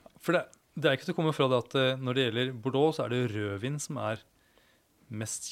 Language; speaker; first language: Norwegian; native; Norwegian